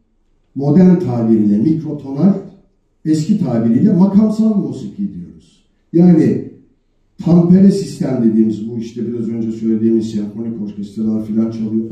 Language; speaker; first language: Turkish; native; Turkish